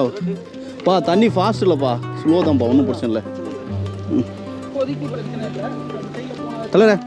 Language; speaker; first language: Tamil; native; Tamil